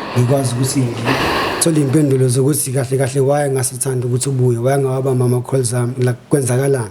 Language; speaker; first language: Zulu; native; Zulu